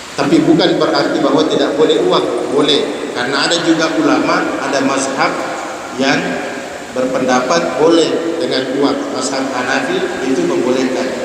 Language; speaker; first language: Malay; non-native, local second language; Buginese